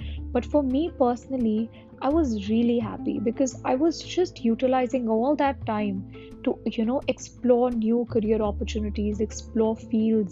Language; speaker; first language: English; non-native, local second language; Hindi